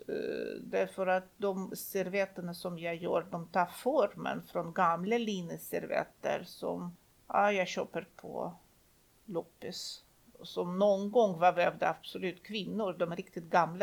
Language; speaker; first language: Swedish; non-native, fluent; Russian